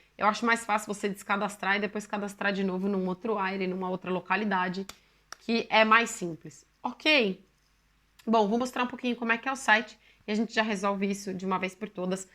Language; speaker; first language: Portuguese; native; Portuguese